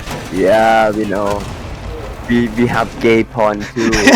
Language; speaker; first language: English; non-native, learner; Thai